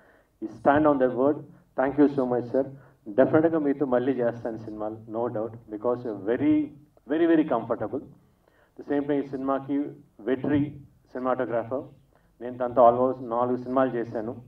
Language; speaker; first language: Telugu; native; Telugu